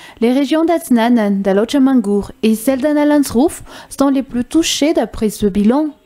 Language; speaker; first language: French; non-native, local second language; Malagasy